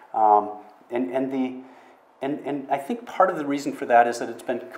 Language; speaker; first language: English; native; English